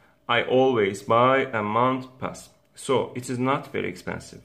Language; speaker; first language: English; non-native, fluent; Turkish